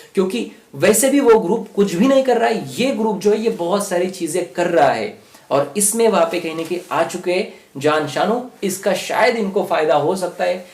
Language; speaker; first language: Hindi; non-native, local second language; Marathi